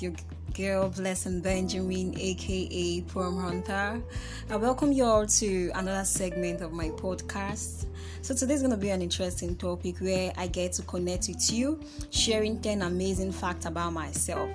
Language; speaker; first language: English; non-native, local second language; Igbo